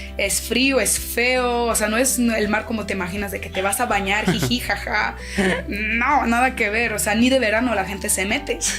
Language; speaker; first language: Spanish; non-native, fluent; French